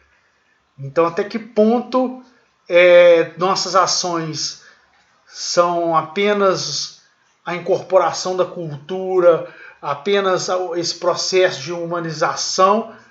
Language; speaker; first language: Portuguese; native; Portuguese